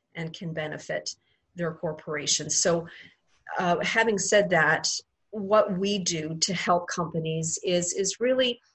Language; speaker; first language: English; native; English